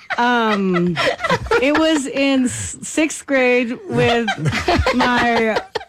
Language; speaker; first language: English; native; English